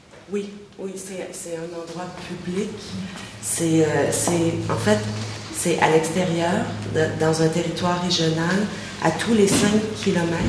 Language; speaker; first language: French; native; French